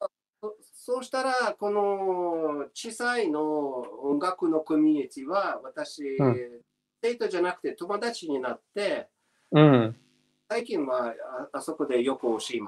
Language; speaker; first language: Japanese; non-native, learner; Russian